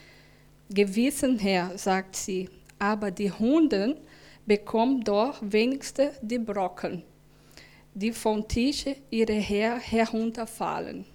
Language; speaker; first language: German; non-native, learner; Portuguese